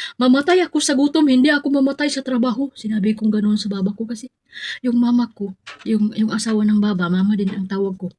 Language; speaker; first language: Filipino; non-native, local second language; Cebuano